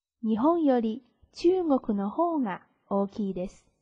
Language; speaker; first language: Japanese; non-native, fluent; Chinese